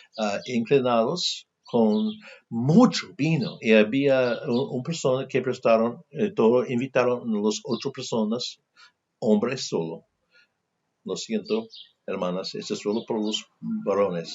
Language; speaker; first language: Spanish; non-native, fluent; English